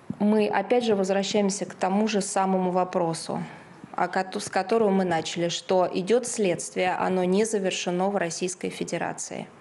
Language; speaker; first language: Russian; native; Russian